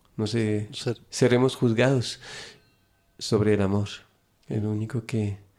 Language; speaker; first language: Spanish; non-native, fluent; French